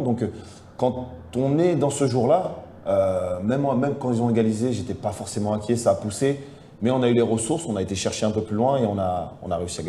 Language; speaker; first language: French; native; French